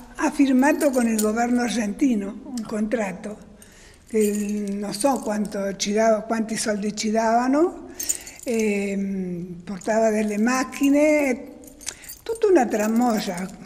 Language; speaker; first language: Italian; native; Italian